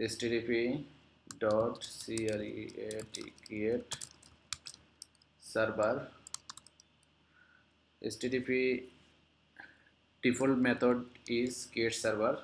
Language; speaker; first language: English; non-native, local second language; Bangla